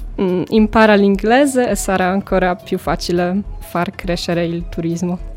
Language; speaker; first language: Italian; non-native, fluent; Polish